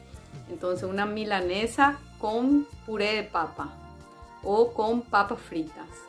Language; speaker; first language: Portuguese; non-native, fluent; Spanish